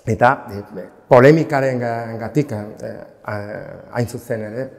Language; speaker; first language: Basque; non-native, learner; Spanish